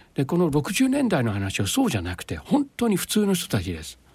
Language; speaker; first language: Japanese; non-native, fluent; English